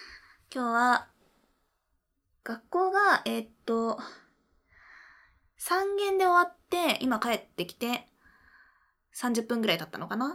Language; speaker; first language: Japanese; native; Japanese